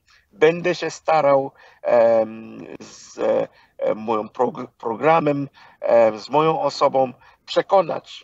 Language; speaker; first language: Polish; non-native, fluent; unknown